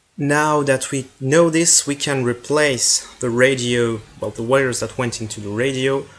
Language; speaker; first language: English; non-native, fluent; French